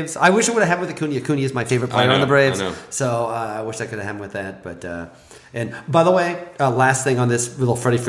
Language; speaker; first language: English; native; English